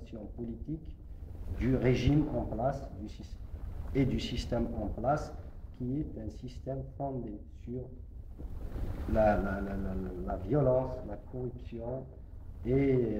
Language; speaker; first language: French; non-native, local second language; Kabyle